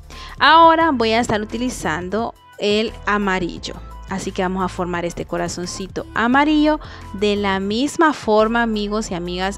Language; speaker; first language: Spanish; native; Spanish